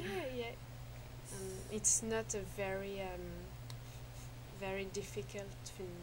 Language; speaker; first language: English; non-native, learner; French